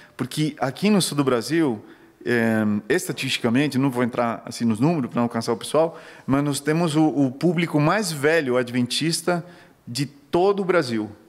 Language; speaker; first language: Portuguese; non-native, fluent; Spanish